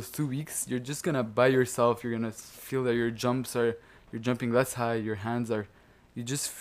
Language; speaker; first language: English; non-native, fluent; Arabic